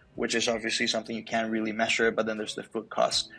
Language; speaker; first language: English; early bilingual, other home language; Spanish